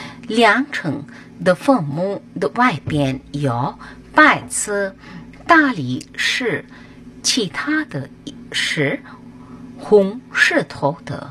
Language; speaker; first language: Chinese; non-native, learner; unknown